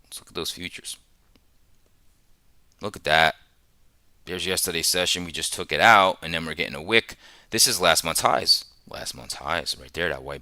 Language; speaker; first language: English; native; English